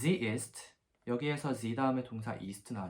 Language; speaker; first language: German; non-native, fluent; Korean